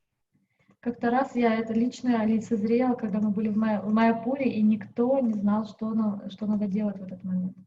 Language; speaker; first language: Russian; native; Russian